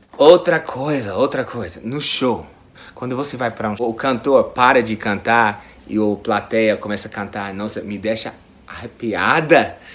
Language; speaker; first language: Portuguese; non-native, fluent; English